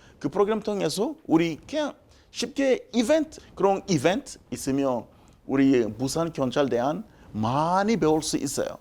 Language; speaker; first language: Korean; non-native, learner; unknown